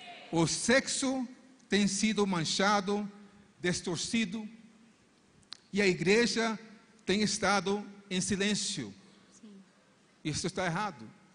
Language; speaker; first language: Portuguese; non-native, fluent; Spanish